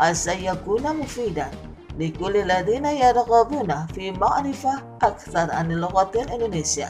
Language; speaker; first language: Arabic; non-native, fluent; Indonesian